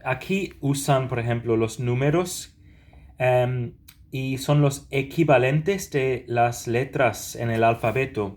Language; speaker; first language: Spanish; non-native, fluent; English